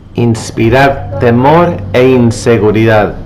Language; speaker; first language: Spanish; native; Spanish